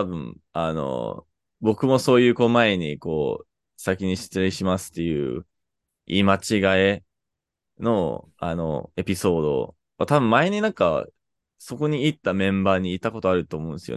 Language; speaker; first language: Japanese; non-native, fluent; English